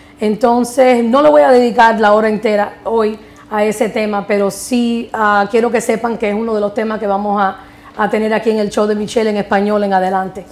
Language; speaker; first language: Spanish; early bilingual, heritage; Spanish